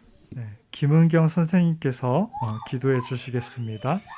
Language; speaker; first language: Korean; native; Korean